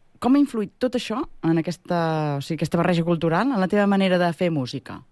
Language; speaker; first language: Catalan; native; Catalan